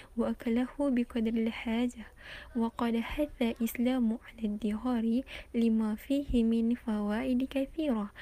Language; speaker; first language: Arabic; non-native, learner; Malay